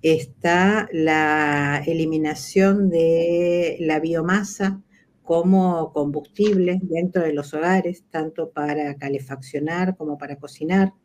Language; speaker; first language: Spanish; native; Spanish